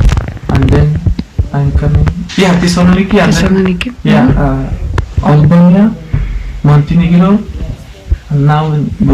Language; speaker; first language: English; non-native, learner; Persian